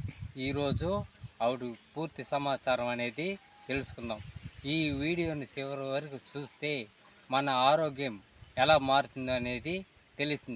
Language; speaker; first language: Telugu; native; Telugu